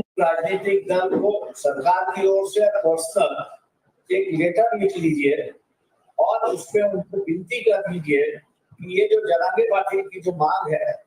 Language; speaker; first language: Hindi; non-native, local second language; Marathi